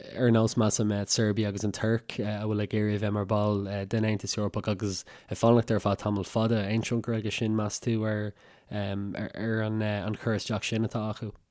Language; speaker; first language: Irish; native; Irish